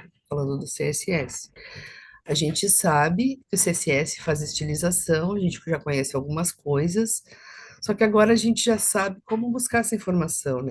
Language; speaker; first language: Portuguese; native; Portuguese